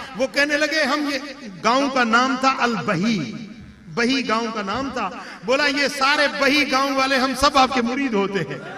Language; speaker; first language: Urdu; non-native, local second language; Sindhi